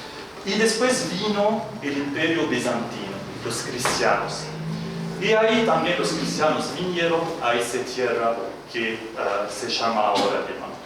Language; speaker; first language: Spanish; non-native, fluent; Arabic